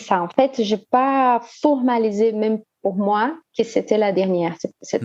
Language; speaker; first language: French; non-native, fluent; Portuguese